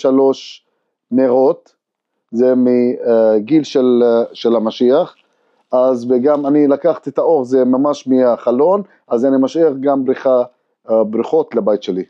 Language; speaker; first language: Hebrew; non-native, local second language; Arabic